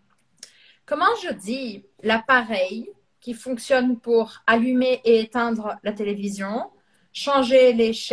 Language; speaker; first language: French; non-native, fluent; Portuguese